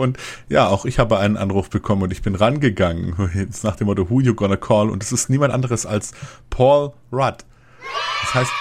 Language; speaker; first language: German; native; German